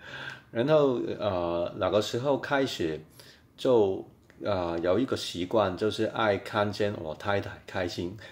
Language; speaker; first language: Chinese; non-native, fluent; Cantonese